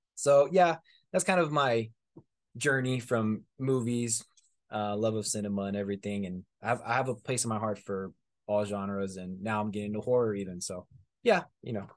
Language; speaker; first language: English; early bilingual, other home language; Spanish